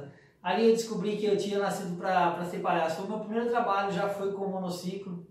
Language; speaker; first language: Portuguese; native; Portuguese